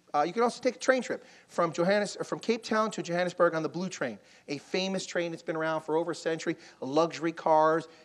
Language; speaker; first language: English; native; English